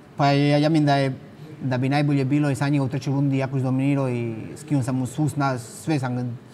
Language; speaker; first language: Bosnian; non-native, fluent; Spanish